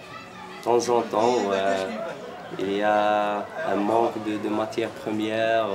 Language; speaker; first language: French; non-native, local second language; Arabic